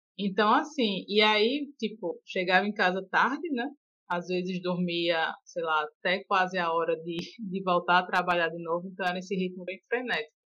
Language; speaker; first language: Portuguese; native; Portuguese